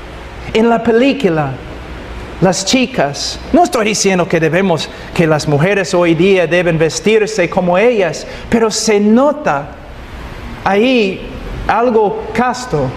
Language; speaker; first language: Spanish; non-native, fluent; English